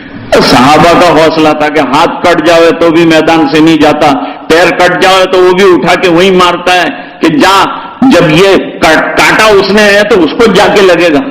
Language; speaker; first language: Urdu; native; Urdu